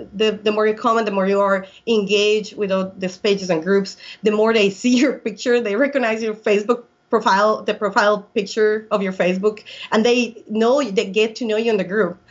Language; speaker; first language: English; non-native, fluent; Spanish